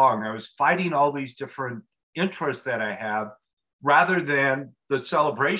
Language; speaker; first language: English; native; English